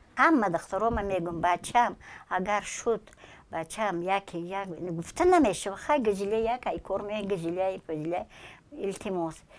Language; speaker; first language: Tajik; non-native, local second language; Russian